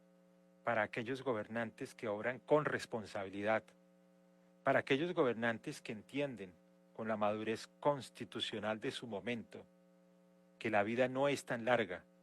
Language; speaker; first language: Spanish; native; Spanish